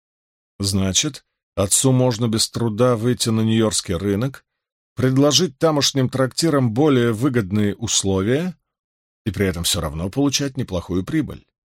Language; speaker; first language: Russian; native; Russian